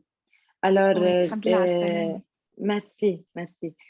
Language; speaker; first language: French; non-native, local second language; Arabic